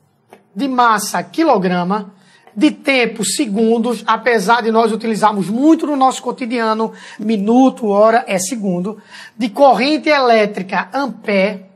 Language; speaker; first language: Portuguese; native; Portuguese